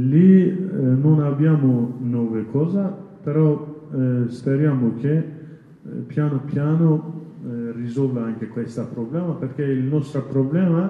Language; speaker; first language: Italian; non-native, learner; Kurdish